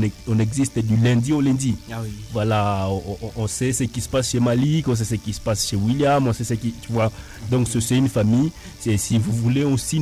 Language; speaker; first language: French; non-native, local second language; Nande